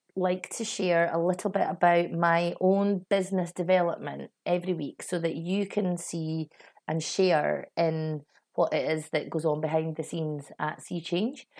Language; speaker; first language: English; native; English